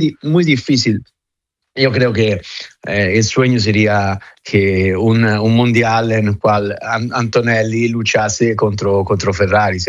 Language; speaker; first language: Spanish; non-native, fluent; Italian